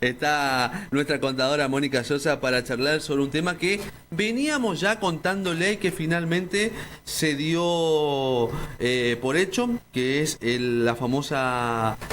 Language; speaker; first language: Spanish; native; Spanish